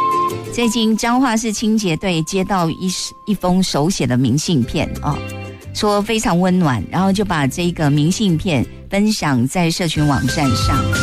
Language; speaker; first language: Chinese; native; Chinese